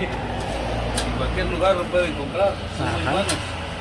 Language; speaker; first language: Spanish; native; Spanish